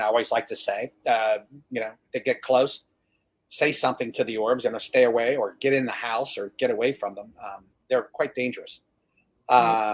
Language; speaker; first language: English; native; English